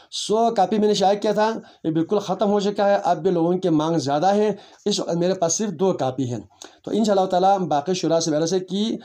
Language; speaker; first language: Urdu; non-native, local second language; Balti